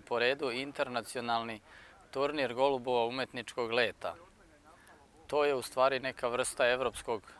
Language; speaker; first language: Bosnian; native; Bosnian